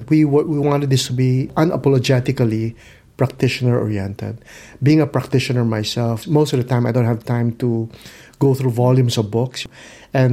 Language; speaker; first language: English; non-native, local second language; Filipino